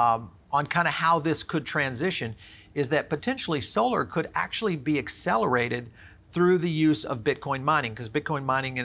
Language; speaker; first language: English; native; English